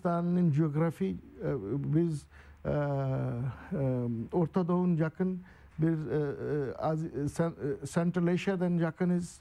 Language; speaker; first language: Turkish; non-native, learner; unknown